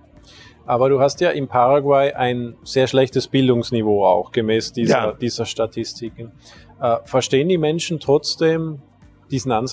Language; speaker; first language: German; native; German